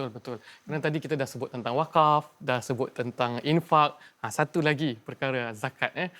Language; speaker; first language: Malay; native; Malay